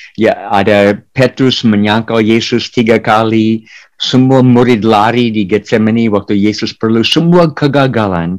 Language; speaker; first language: Indonesian; non-native, fluent; English